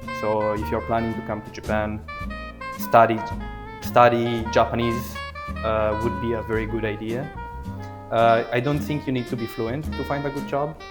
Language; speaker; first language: English; early bilingual, other home language; Italian